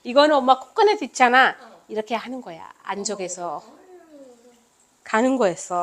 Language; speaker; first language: Korean; non-native, learner; Malayalam